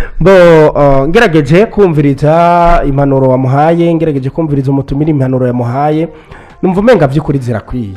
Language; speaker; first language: Rundi; native; Rundi